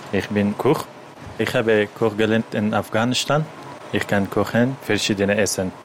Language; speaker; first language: German; non-native, learner; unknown